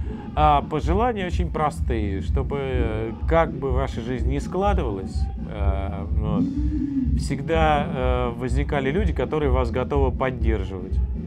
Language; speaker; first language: Russian; native; Russian